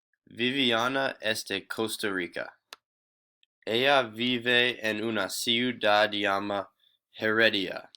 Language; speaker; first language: Spanish; non-native, learner; English